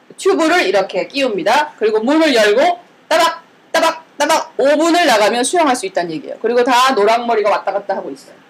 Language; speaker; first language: Korean; native; Korean